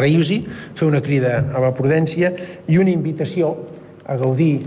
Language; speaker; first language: Catalan; native; Catalan